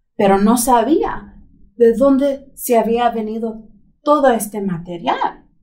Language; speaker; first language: Spanish; early bilingual, heritage; Spanish